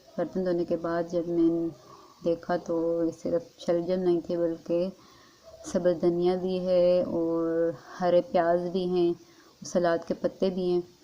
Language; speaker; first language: Urdu; non-native, local second language; Northern Hindko